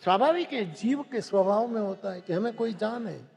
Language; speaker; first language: Hindi; non-native, local second language; Gujarati